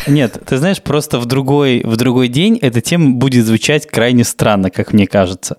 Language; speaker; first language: Russian; native; Russian